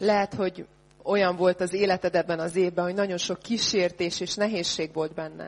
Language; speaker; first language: Hungarian; native; Hungarian